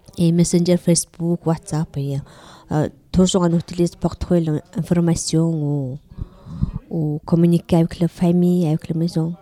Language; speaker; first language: French; non-native, learner; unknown